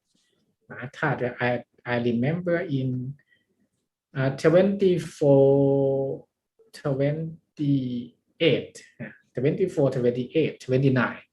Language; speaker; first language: English; non-native, learner; Thai